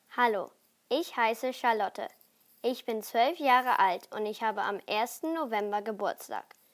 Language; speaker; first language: German; early bilingual, heritage; German